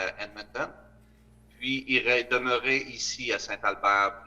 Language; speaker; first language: French; native; French